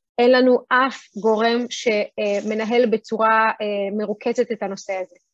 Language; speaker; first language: Hebrew; early bilingual, other home language; Russian